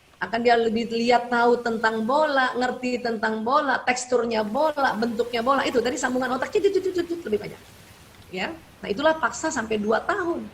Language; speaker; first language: Indonesian; native; Indonesian